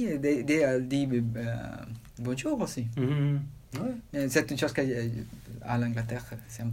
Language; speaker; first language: French; non-native, learner; Spanish